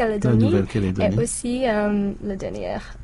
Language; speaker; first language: French; non-native, learner; English